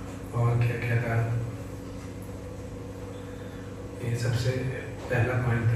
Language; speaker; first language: Hindi; non-native, fluent; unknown